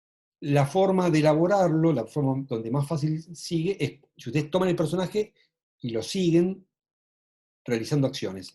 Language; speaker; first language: Spanish; native; Spanish